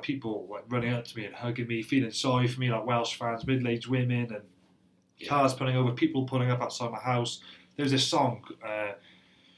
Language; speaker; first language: English; native; English